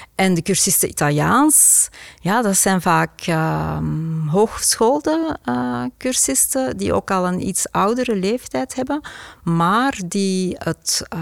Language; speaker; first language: Dutch; native; Dutch